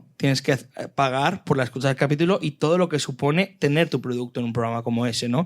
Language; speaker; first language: Spanish; native; Spanish